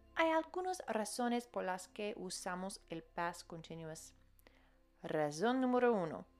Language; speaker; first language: Spanish; non-native, fluent; English